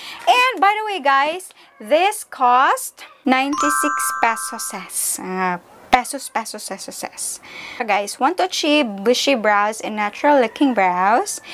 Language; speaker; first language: English; non-native, local second language; Filipino